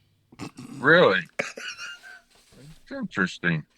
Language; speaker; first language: English; native; English